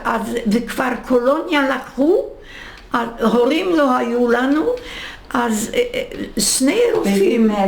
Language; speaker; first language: Hebrew; non-native, fluent; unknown